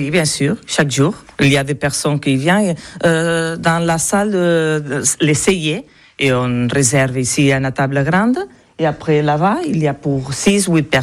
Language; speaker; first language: French; non-native, learner; Catalan